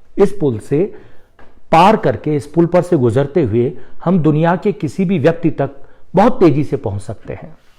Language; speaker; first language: Hindi; non-native, local second language; Marathi